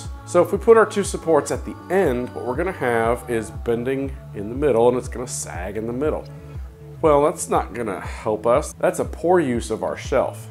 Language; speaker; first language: English; native; English